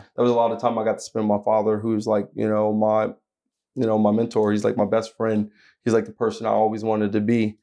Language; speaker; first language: English; native; English